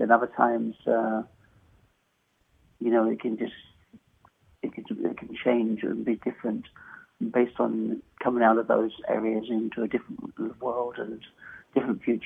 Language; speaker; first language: English; native; English